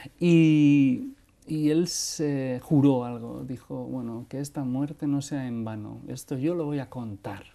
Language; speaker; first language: Spanish; non-native, local second language; Basque